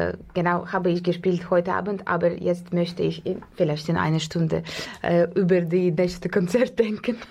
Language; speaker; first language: German; non-native, learner; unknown